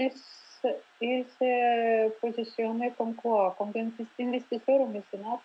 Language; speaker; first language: French; non-native, learner; Russian